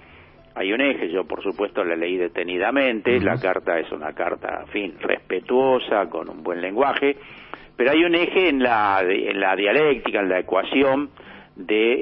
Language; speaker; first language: Spanish; native; Spanish